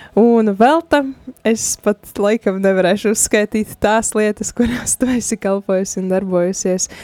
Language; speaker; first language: Latvian; native; Latvian